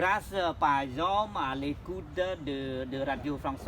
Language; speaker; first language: French; non-native, fluent; Khmer